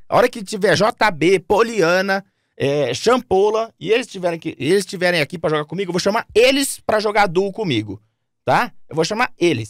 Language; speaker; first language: Portuguese; native; Portuguese